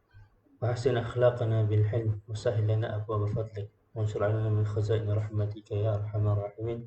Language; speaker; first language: Arabic; non-native, fluent; Malay